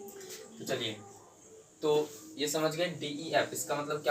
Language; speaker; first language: Hindi; native; Hindi